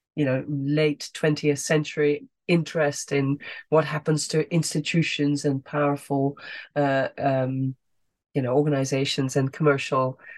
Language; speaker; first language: English; non-native, fluent; Dutch